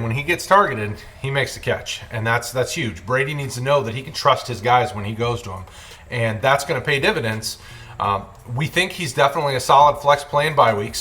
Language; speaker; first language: English; native; English